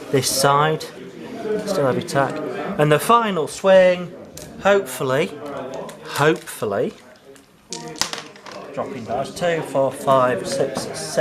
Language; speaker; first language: English; native; English